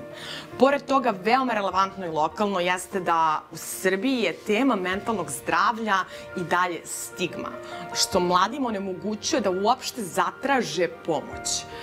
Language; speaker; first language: Serbian; native; Serbian